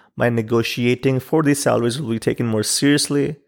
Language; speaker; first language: English; non-native, local second language; Urdu